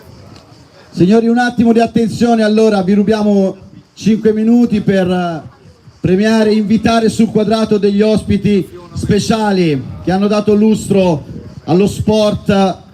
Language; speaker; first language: Italian; native; Italian